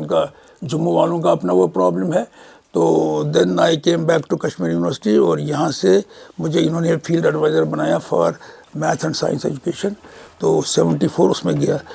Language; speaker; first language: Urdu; non-native, local second language; Kashmiri